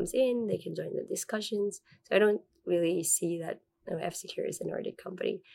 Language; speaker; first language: English; non-native, local second language; Filipino